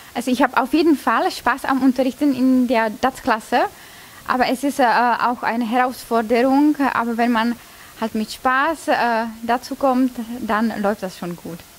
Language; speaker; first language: German; non-native, fluent; Czech